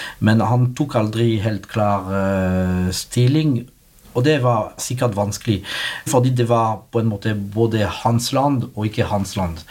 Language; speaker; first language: Norwegian; non-native, fluent; French